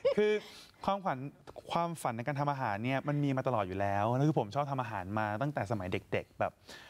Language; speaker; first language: Thai; native; Thai